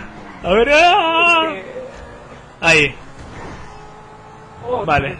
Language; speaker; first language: Spanish; native; Spanish